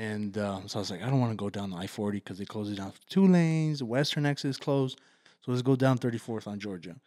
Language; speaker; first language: English; early bilingual, other home language; Spanish